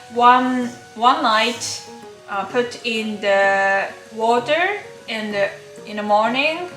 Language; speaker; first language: English; non-native, learner; Japanese